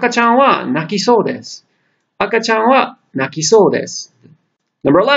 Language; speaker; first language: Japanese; non-native, fluent; English